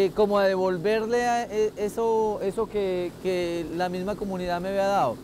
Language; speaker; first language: Spanish; native; Spanish